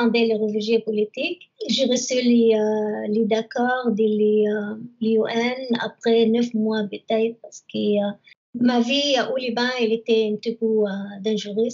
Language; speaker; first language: French; non-native, learner; Arabic